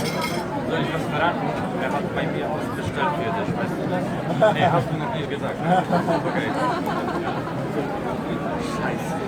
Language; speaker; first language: German; non-native, fluent; Polish